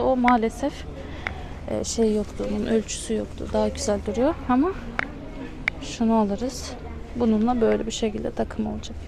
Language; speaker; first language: Turkish; non-native, fluent; Russian